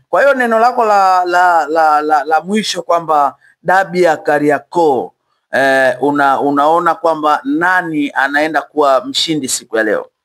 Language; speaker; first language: Swahili; native; Swahili